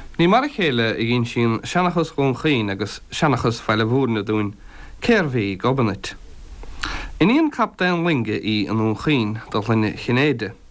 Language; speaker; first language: Irish; native; Irish